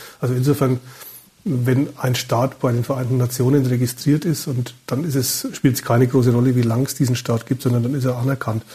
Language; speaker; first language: German; native; German